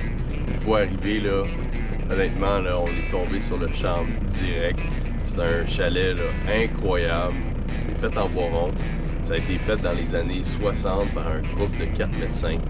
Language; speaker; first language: French; native; French